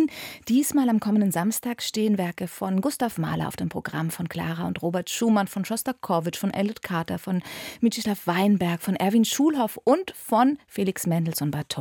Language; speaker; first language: German; native; German